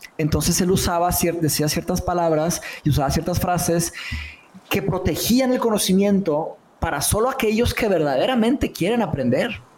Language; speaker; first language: Spanish; early bilingual, other home language; Portuguese